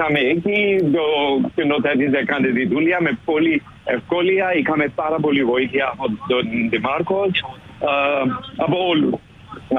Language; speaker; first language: Greek; non-native, fluent; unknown